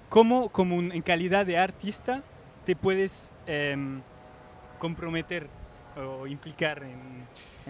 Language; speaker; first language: Spanish; non-native, fluent; French